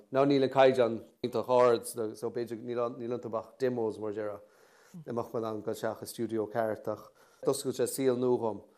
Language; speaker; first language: Irish; native; Irish